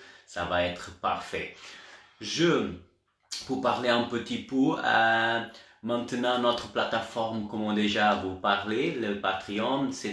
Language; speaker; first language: French; non-native, learner; Portuguese